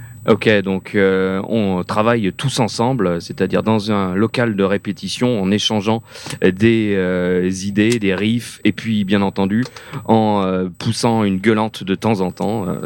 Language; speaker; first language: French; native; French